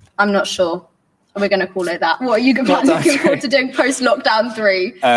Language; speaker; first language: English; native; English